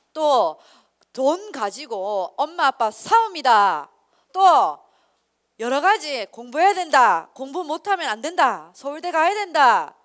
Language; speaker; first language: Korean; native; Korean